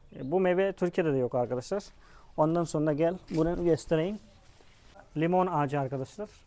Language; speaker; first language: Turkish; non-native, fluent; Hindi